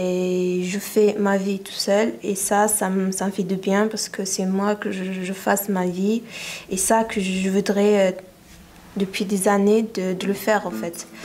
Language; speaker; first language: French; non-native, learner; Arabic